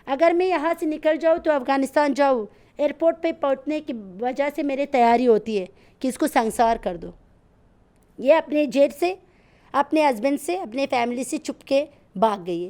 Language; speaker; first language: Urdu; non-native, learner; Persian